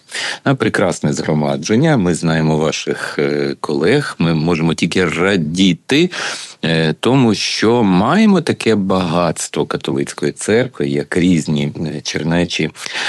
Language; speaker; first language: Ukrainian; native; Ukrainian